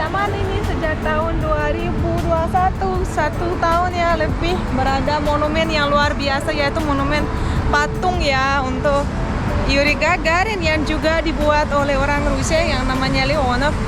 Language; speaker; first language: Indonesian; non-native, fluent; Russian